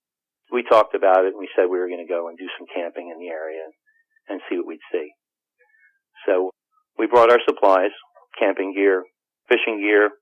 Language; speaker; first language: English; native; English